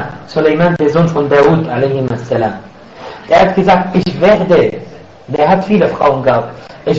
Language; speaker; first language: German; non-native, fluent; Arabic